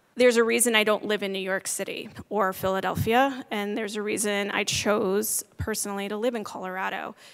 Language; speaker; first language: English; native; English